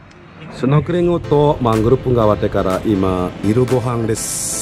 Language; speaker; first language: Japanese; non-native, learner; Indonesian